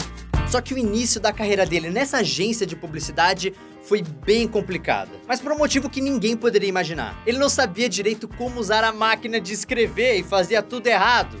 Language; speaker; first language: Portuguese; native; Portuguese